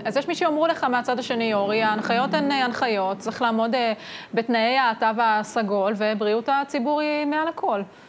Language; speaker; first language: Hebrew; native; Hebrew